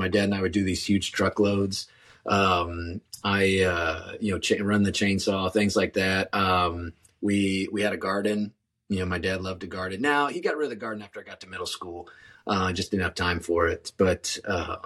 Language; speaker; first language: English; native; English